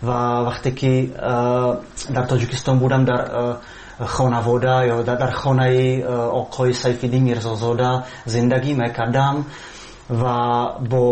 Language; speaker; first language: Persian; non-native, learner; Czech